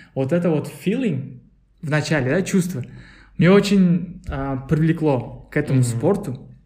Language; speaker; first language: Russian; non-native, local second language; Uzbek